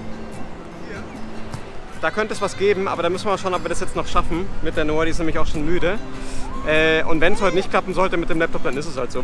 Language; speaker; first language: German; native; German